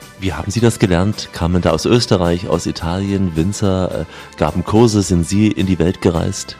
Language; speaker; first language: German; native; German